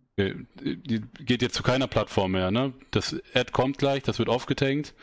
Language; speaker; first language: German; native; German